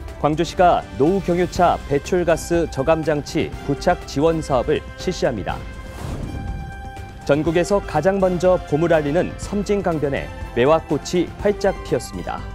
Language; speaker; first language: Korean; native; Korean